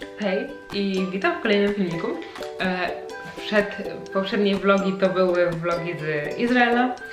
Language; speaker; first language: Polish; native; Polish